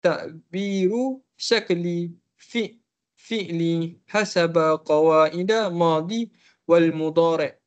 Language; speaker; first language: Arabic; non-native, learner; Malay